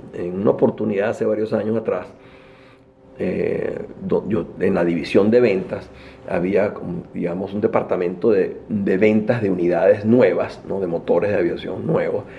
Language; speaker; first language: Spanish; native; Spanish